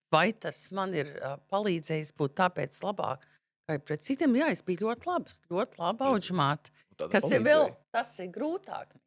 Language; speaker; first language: Latvian; early bilingual, heritage; Latvian